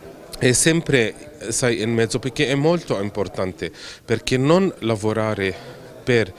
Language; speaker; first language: Italian; non-native, fluent; Arabic